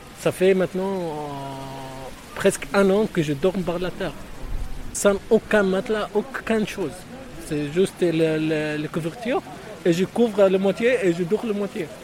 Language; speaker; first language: French; non-native, learner; Arabic